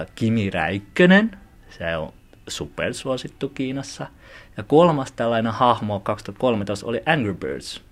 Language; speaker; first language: Finnish; early bilingual, other home language; Chinese